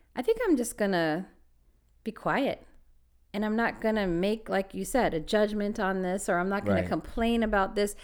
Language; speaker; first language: English; native; English